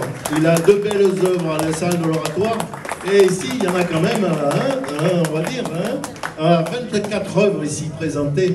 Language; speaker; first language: French; native; French